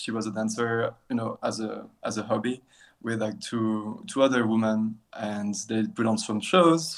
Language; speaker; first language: English; non-native, fluent; French